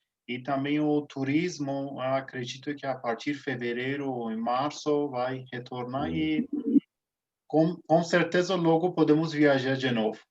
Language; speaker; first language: Portuguese; non-native, fluent; Persian